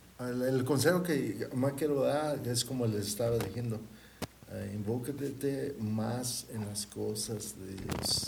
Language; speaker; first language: Spanish; early bilingual, heritage; Spanish